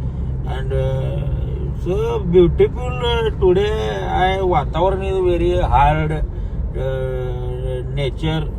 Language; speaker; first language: English; non-native, learner; Marathi